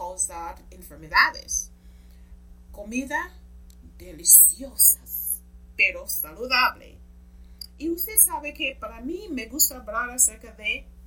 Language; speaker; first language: Spanish; non-native, fluent; English